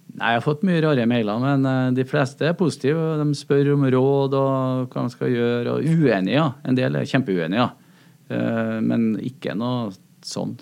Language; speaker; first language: Norwegian; native; Norwegian